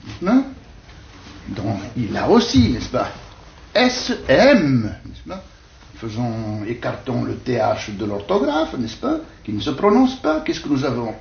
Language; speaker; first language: French; native; French